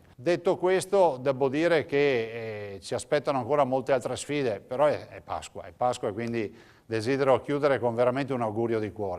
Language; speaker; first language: Italian; native; Italian